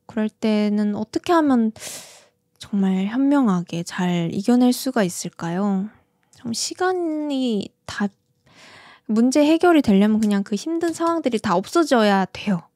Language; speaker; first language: Korean; native; Korean